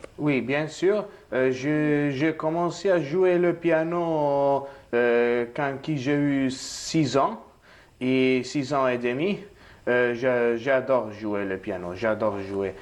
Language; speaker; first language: French; non-native, learner; Italian